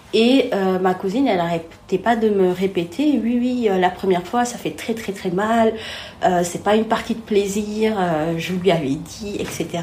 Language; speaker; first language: French; non-native, local second language; Wolof